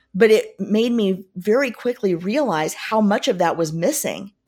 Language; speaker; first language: English; native; English